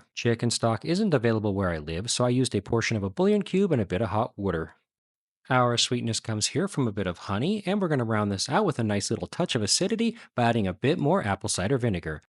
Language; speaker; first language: English; native; English